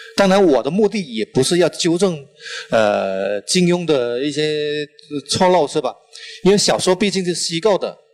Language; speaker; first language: Chinese; non-native, local second language; Min Nan Chinese